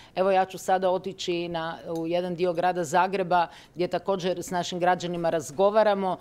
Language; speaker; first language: Croatian; native; Croatian